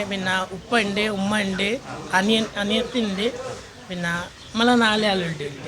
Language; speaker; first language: Malayalam; non-native, local second language; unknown